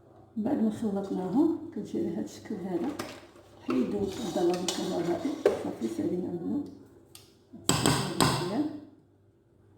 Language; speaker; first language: Arabic; native; Arabic